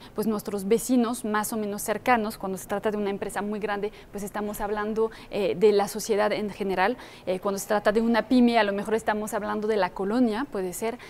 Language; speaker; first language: Spanish; non-native, fluent; French